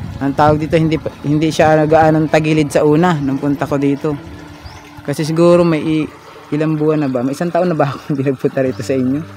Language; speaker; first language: Filipino; non-native, local second language; Cebuano